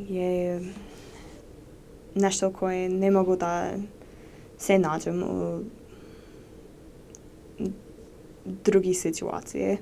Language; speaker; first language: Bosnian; non-native, learner; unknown